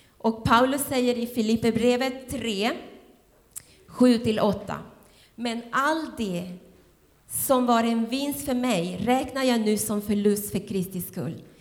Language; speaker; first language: Swedish; non-native, fluent; Spanish